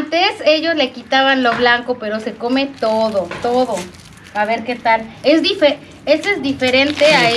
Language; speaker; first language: Spanish; native; Spanish